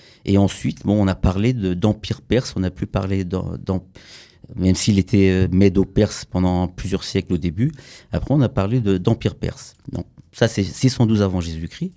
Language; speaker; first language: French; early bilingual, other home language; Kurdish